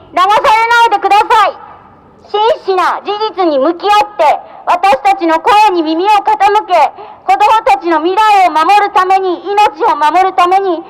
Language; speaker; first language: Japanese; native; Japanese